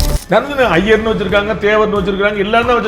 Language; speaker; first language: Tamil; native; Tamil